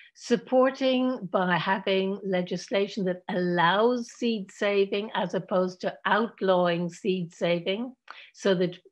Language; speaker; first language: English; native; English